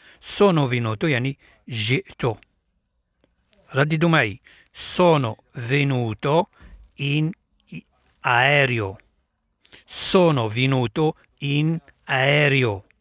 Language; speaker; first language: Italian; non-native, fluent; Arabic